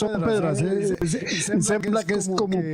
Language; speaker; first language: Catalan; non-native, learner; Spanish